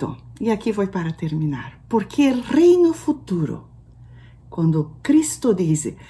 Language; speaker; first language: Spanish; non-native, learner; Portuguese